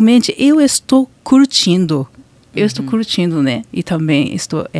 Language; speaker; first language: Portuguese; non-native, learner; Japanese